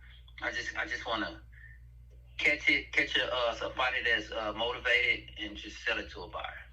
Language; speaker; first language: English; native; English